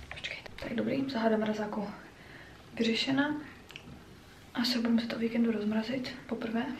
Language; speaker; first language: Czech; native; Czech